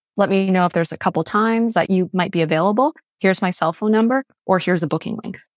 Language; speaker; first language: English; non-native, fluent; Chinese